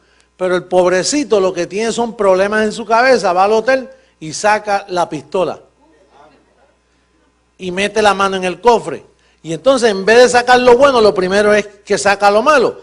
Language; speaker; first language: Spanish; native; Spanish